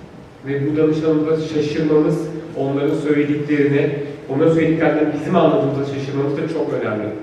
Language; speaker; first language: Turkish; native; Turkish